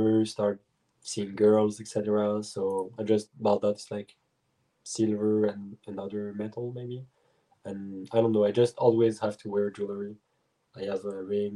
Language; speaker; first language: English; non-native, fluent; French